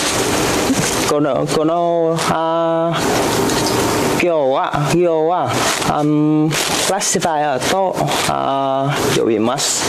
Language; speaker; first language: Japanese; non-native, learner; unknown